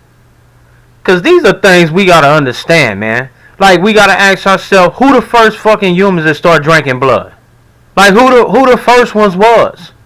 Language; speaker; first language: English; native; English